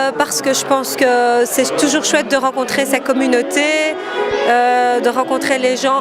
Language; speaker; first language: French; native; French